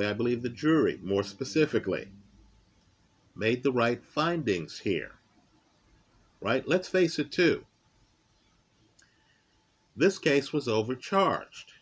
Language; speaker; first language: English; native; English